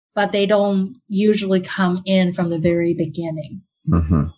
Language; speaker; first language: English; early bilingual, other home language; Chinese